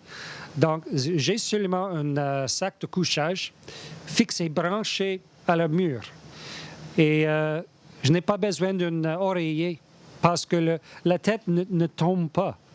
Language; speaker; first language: French; non-native, learner; English